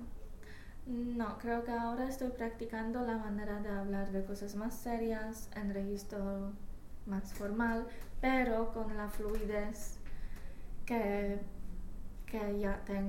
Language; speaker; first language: Spanish; non-native, fluent; English